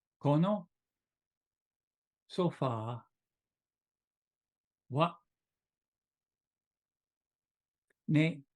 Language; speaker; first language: Japanese; non-native, learner; English